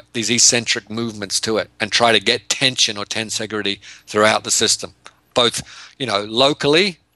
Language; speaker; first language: English; native; English